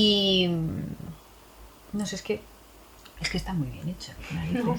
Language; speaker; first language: Spanish; native; Spanish